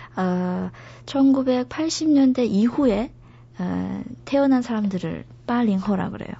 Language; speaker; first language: Korean; non-native, fluent; Chinese